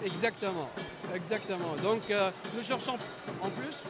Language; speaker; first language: French; non-native, local second language; Arabic